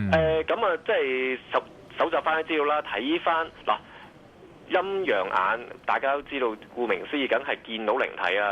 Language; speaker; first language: Cantonese; native; Cantonese